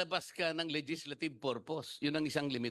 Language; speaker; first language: Filipino; native; Filipino